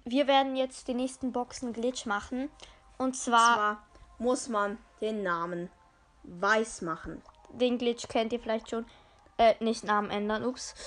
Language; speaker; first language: German; native; German